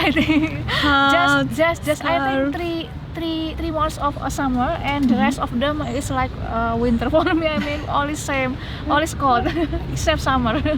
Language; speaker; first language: English; non-native, learner; Indonesian